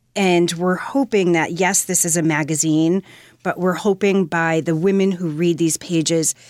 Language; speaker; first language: English; native; English